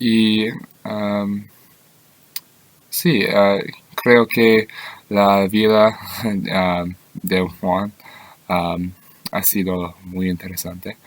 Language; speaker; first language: Spanish; non-native, learner; English